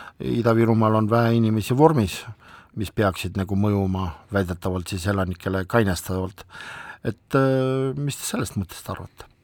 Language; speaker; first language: Estonian; non-native, local second language; Russian